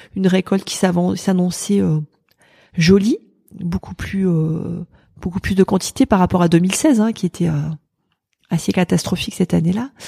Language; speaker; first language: French; native; French